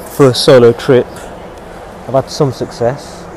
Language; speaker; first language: English; native; English